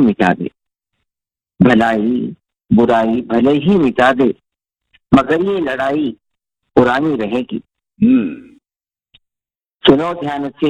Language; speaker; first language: Hindi; native; Hindi